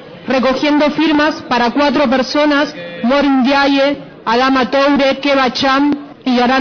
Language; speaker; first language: Spanish; native; Spanish